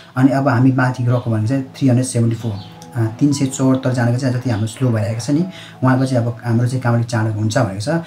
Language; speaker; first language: Nepali; non-native, local second language; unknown